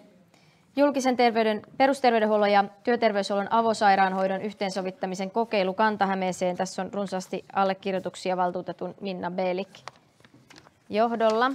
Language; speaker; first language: Finnish; native; Finnish